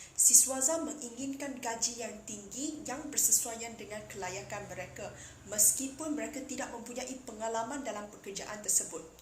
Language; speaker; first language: Malay; non-native, local second language; Chinese